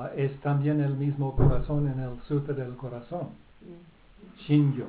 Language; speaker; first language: Spanish; non-native, fluent; English